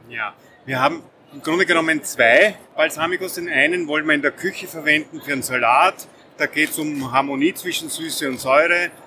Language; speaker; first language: German; native; German